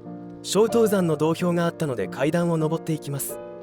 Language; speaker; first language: Japanese; native; Japanese